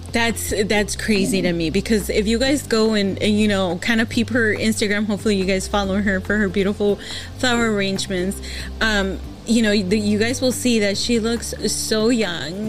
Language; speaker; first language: English; early bilingual, other home language; Spanish